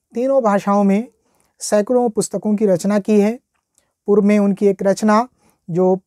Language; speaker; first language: Hindi; native; Hindi